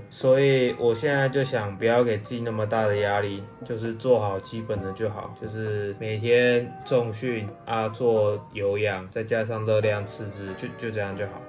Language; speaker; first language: Chinese; native; Chinese